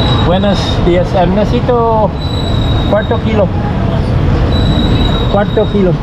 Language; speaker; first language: Spanish; non-native, learner; English